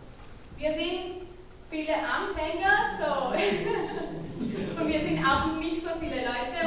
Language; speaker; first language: German; non-native, learner; Catalan